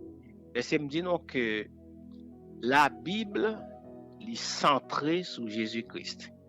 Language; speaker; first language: French; non-native, local second language; Haitian Creole